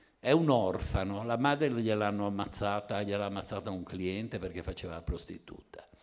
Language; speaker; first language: Italian; native; Italian